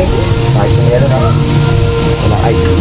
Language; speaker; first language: Filipino; native; Filipino